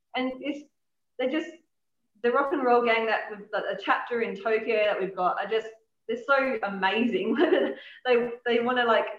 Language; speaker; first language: English; native; English